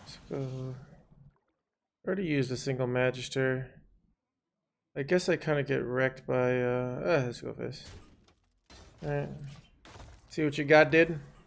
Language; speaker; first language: English; native; English